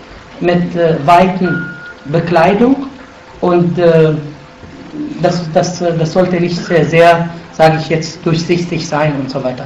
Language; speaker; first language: German; non-native, fluent; Arabic